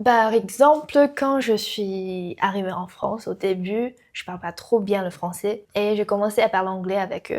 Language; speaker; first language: French; non-native, learner; Chinese